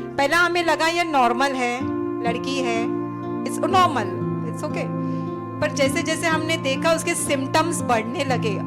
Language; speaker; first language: Hindi; non-native, local second language; Marathi